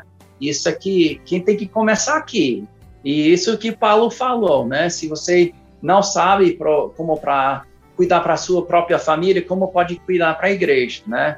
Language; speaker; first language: Portuguese; non-native, fluent; English